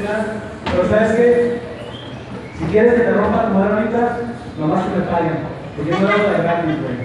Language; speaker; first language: Spanish; native; Spanish